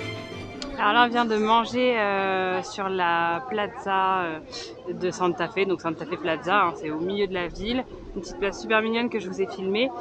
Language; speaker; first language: French; native; French